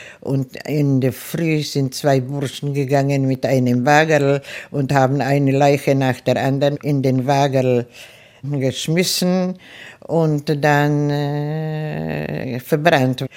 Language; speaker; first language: German; non-native, fluent; Czech